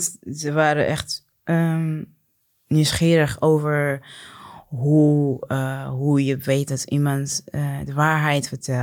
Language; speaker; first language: Dutch; non-native, learner; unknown